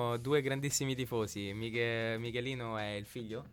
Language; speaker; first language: Italian; native; Italian